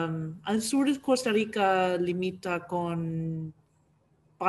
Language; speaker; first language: Spanish; non-native, learner; English